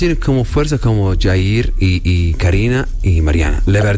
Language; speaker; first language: Spanish; non-native, learner; Arabic